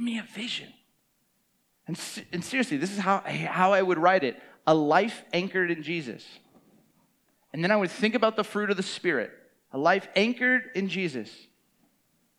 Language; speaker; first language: English; native; English